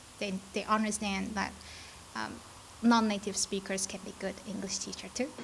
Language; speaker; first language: English; non-native, fluent; Chinese